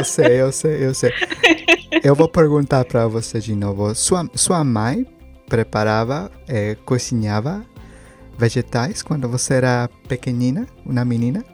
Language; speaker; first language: Portuguese; non-native, learner; Spanish